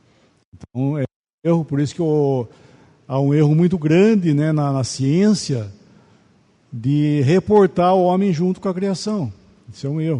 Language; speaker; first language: Portuguese; native; Portuguese